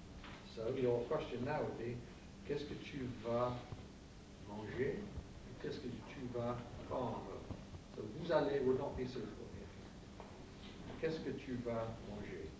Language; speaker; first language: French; non-native, fluent; English